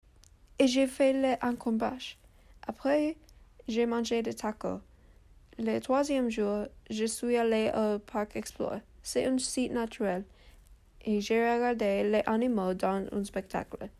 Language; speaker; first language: French; non-native, learner; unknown